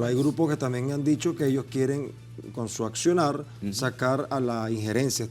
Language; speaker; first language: Spanish; native; Spanish